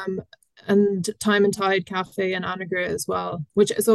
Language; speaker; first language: English; native; English